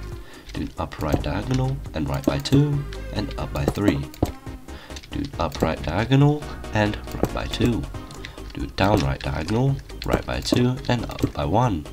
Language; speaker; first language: English; native; English